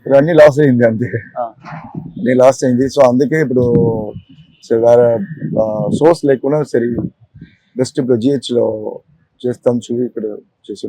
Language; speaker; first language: Telugu; non-native, local second language; Tamil